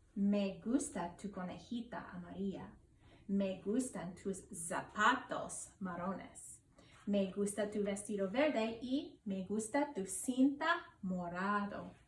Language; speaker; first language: Spanish; non-native, fluent; English